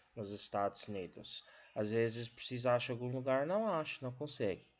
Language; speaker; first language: Portuguese; non-native, learner; English